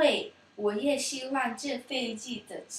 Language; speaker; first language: Chinese; non-native, learner; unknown